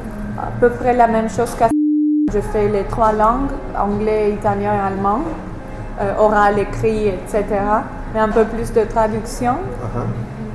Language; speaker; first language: French; non-native, fluent; English